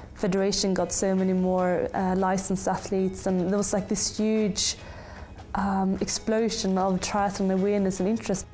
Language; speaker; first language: English; non-native, fluent; Swedish